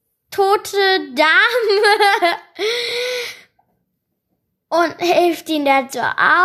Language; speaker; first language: German; non-native, learner; Spanish